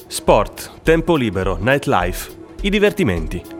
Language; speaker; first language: Italian; native; Italian